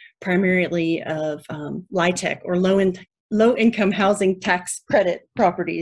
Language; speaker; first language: English; native; English